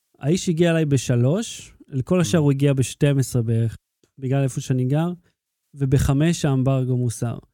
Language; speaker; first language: Hebrew; native; Hebrew